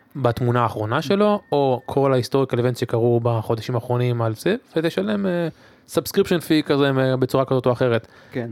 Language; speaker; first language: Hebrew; native; Hebrew